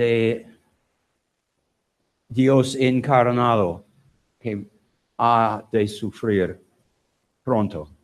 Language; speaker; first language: Spanish; non-native, learner; English